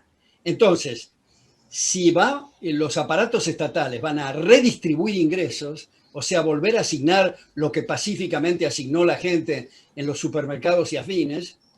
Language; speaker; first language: Spanish; native; Spanish